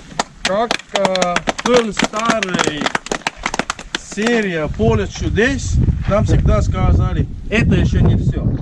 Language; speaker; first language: Russian; non-native, learner; Estonian